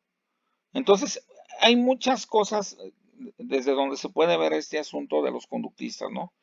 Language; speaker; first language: Spanish; native; Spanish